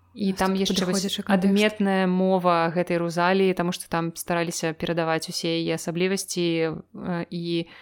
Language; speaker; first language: Belarusian; non-native, local second language; Russian